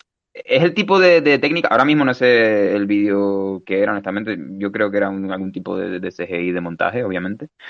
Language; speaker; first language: Spanish; native; Spanish